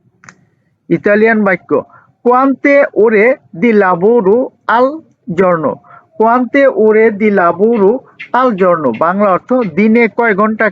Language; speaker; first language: Italian; non-native, learner; Bangla